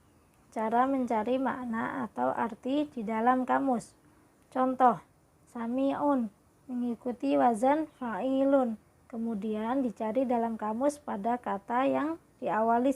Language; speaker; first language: Indonesian; native; Indonesian